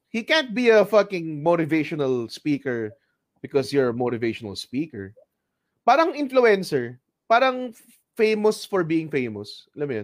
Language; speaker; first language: English; non-native, local second language; Filipino